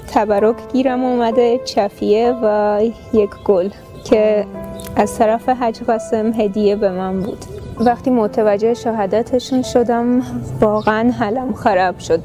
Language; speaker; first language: Persian; non-native, fluent; Armenian